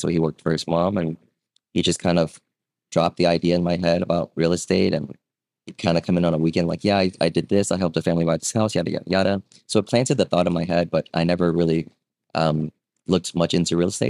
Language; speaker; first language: English; early bilingual, other home language; Vietnamese